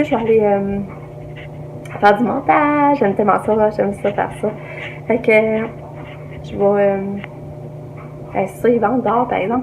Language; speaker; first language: French; native; French